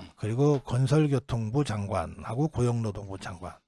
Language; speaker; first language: Korean; native; Korean